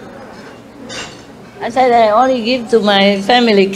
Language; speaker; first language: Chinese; non-native, fluent; Vietnamese